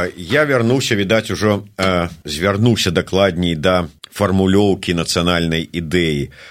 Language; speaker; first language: Belarusian; native; Belarusian